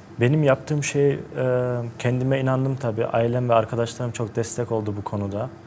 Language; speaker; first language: Turkish; early bilingual, heritage; Turkish